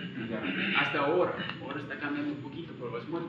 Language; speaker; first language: Spanish; non-native, fluent; English